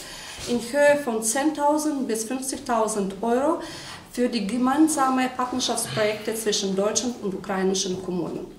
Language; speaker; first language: German; non-native, fluent; Ukrainian